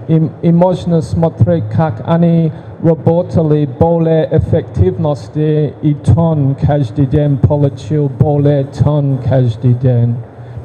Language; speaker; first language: Russian; non-native, learner; English